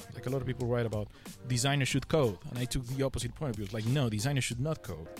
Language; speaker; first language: English; non-native, fluent; Spanish